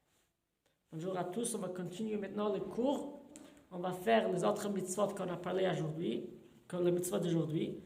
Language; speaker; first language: French; non-native, fluent; English